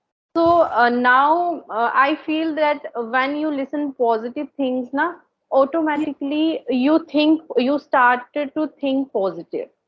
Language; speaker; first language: English; non-native, learner; Hindi